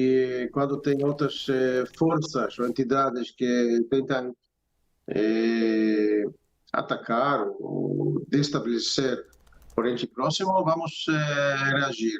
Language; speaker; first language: Portuguese; non-native, fluent; Hebrew